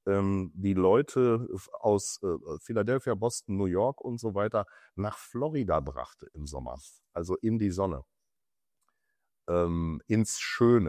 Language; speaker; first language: German; native; German